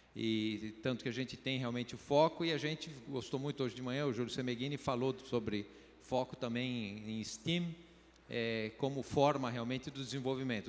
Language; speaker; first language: Portuguese; native; Portuguese